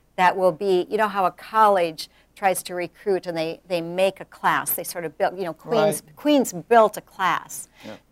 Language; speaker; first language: English; native; English